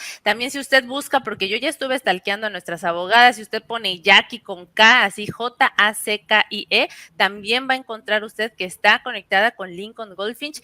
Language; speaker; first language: Spanish; native; Spanish